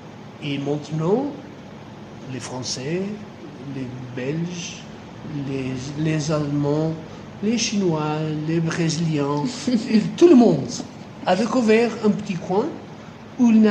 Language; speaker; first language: French; non-native, fluent; Portuguese